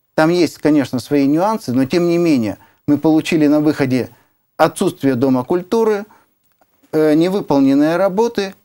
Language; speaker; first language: Russian; native; Russian